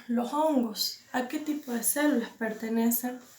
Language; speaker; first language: Spanish; native; Spanish